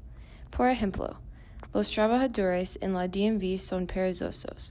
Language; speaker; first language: Spanish; non-native, learner; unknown